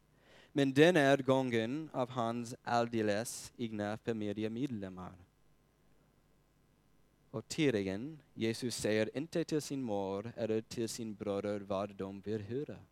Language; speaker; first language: Swedish; non-native, fluent; English